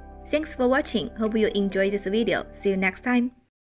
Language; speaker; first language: English; non-native, fluent; Chinese